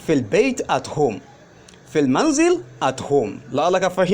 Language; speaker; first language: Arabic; non-native, fluent; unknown